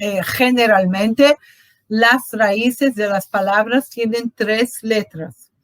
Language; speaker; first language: Spanish; non-native, fluent; Portuguese